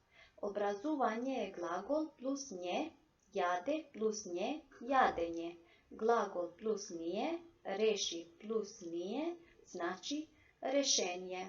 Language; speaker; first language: Macedonian; non-native, local second language; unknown